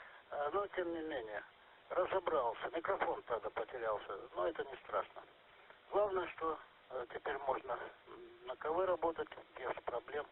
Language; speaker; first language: Russian; native; Russian